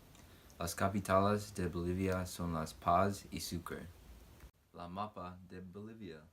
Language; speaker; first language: Spanish; non-native, learner; English